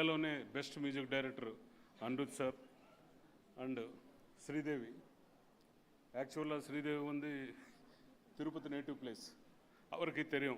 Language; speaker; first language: Tamil; non-native, local second language; Telugu